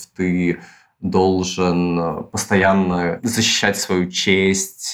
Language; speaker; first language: Russian; native; Russian